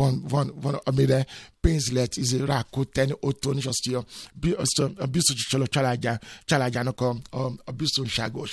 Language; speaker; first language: Hungarian; non-native, fluent; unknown